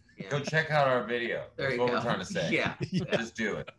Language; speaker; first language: English; native; English